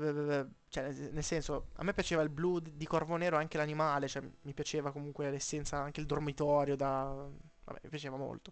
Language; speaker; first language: Italian; native; Italian